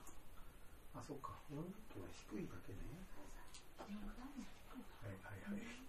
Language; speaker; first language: Japanese; native; Japanese